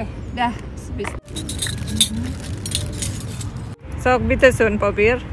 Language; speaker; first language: German; non-native, learner; Indonesian